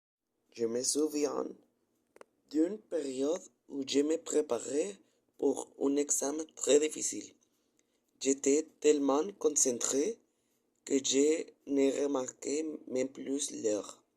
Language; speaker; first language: French; non-native, learner; Spanish